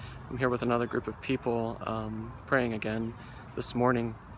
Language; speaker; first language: English; native; English